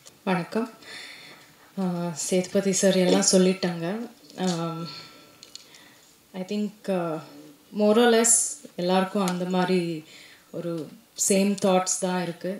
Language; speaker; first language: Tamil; non-native, local second language; Malayalam